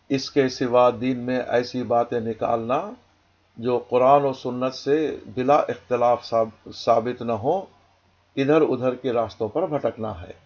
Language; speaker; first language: Urdu; native; Urdu